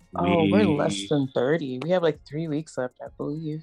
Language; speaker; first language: English; native; English